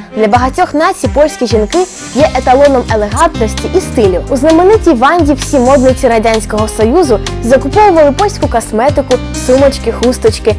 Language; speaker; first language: Ukrainian; native; Ukrainian